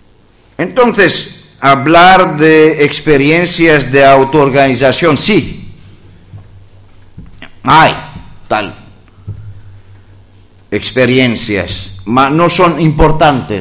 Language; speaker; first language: Spanish; non-native, learner; Greek